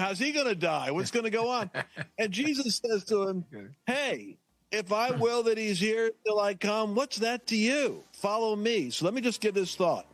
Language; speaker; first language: English; native; English